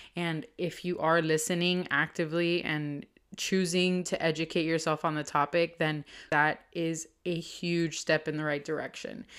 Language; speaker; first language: English; early bilingual, other home language; Spanish